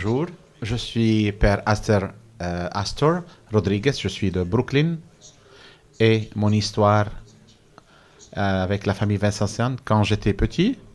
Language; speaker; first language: French; non-native, fluent; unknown